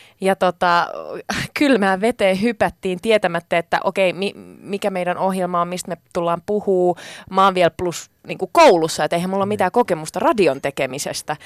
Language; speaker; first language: Finnish; early bilingual, other home language; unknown